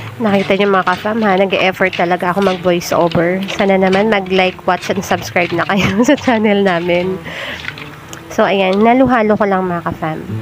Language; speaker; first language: Filipino; non-native, local second language; Aklanon